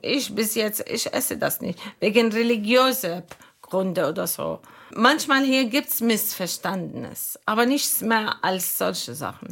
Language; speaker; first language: German; non-native, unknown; Arabic